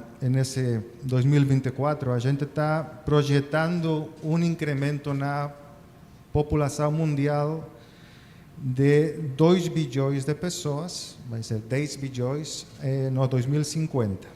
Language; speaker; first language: Portuguese; non-native, fluent; Spanish